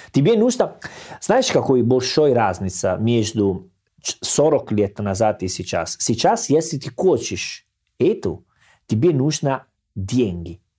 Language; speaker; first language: Russian; non-native, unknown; Italian